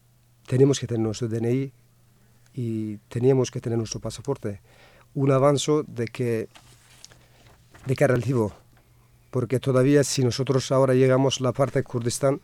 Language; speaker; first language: Spanish; non-native, fluent; Kurdish